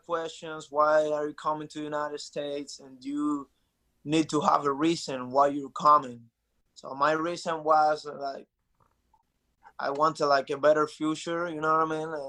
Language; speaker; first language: English; non-native, fluent; Spanish